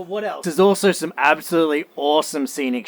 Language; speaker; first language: English; native; English